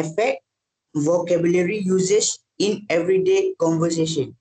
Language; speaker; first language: English; non-native, learner; Malay